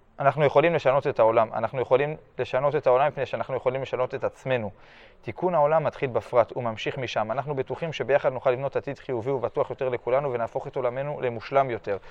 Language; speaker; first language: Hebrew; early bilingual, other home language; French